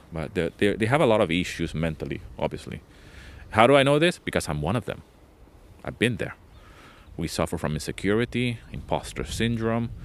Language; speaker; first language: English; non-native, fluent; Spanish